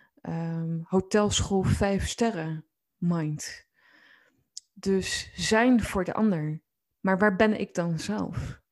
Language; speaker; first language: Dutch; native; Dutch